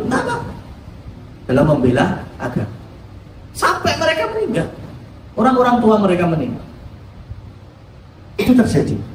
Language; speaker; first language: Indonesian; native; Indonesian